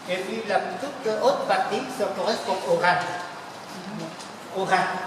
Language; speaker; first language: French; native; French